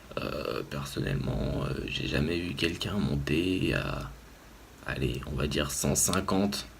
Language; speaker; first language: French; native; French